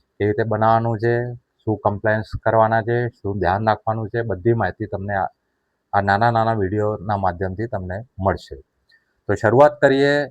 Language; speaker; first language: Gujarati; non-native, local second language; Sindhi